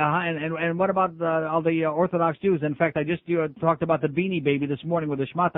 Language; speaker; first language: English; native; English